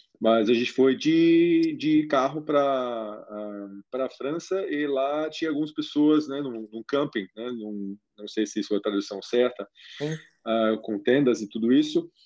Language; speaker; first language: Portuguese; non-native, fluent; German